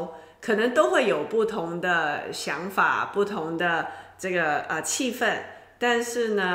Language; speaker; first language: Chinese; native; Chinese